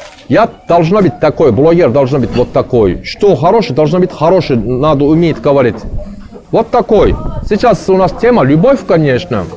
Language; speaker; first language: Russian; non-native, learner; Turkish